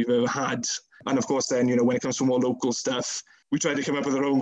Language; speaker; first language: English; native; English